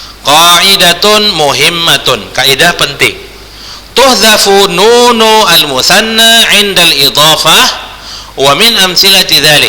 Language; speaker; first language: Arabic; non-native, fluent; Indonesian